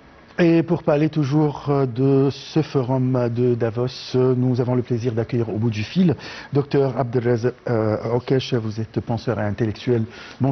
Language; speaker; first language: French; non-native, fluent; Arabic